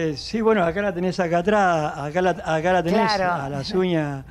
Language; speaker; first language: Spanish; native; Spanish